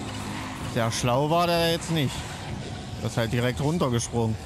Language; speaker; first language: German; native; German